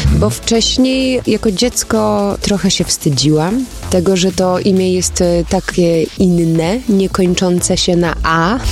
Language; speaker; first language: Polish; early bilingual, heritage; Polish